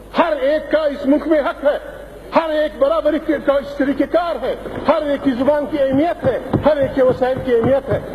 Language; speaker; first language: Urdu; non-native, local second language; Pashto